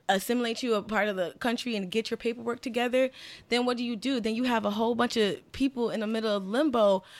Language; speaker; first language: English; native; English